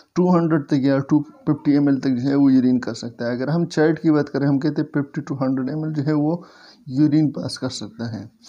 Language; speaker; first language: Hindi; native; Hindi